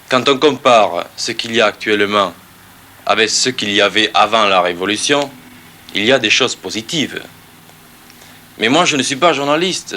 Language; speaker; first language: French; native; French